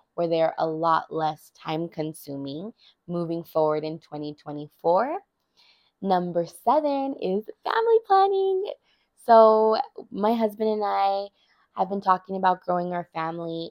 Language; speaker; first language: English; early bilingual, other home language; Spanish